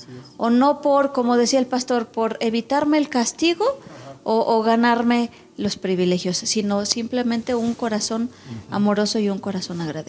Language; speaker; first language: Spanish; native; Spanish